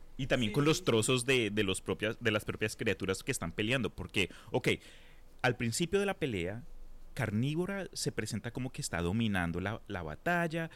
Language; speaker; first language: Spanish; early bilingual, heritage; Spanish